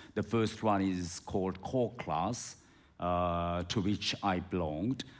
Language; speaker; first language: English; non-native, fluent; Korean